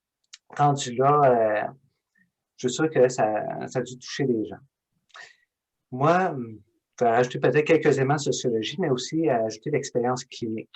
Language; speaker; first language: French; native; French